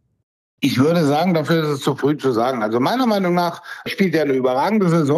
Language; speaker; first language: German; native; German